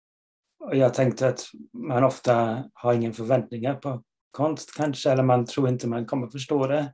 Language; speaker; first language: Swedish; non-native, fluent; English